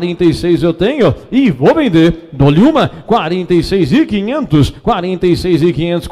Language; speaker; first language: Portuguese; native; Portuguese